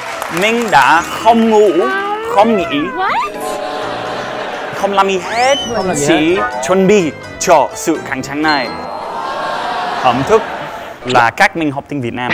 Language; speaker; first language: Vietnamese; non-native, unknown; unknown